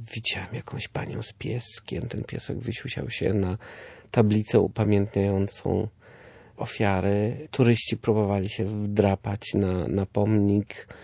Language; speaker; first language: Polish; early bilingual, heritage; Polish